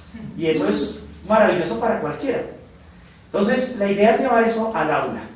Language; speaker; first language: Spanish; native; Spanish